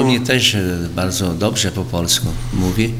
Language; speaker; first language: Polish; early bilingual, heritage; Polish